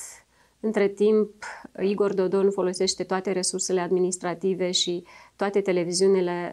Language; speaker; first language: Romanian; native; Romanian